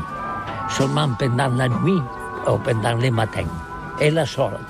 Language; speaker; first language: French; non-native, learner; Catalan